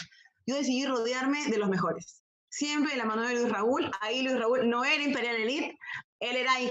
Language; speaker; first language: Spanish; native; Spanish